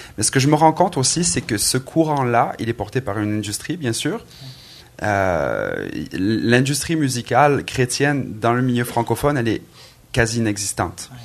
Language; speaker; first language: French; native; French